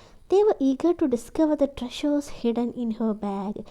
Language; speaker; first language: English; non-native, local second language; Malayalam